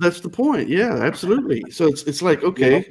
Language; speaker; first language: English; native; English